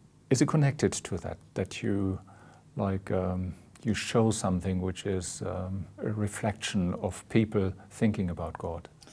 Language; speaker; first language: English; non-native, fluent; German